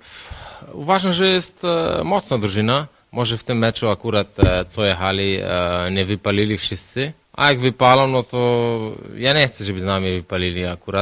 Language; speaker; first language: Polish; non-native, fluent; Slovenian